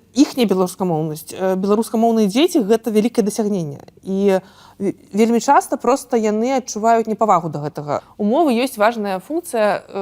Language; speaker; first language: Belarusian; non-native, local second language; Russian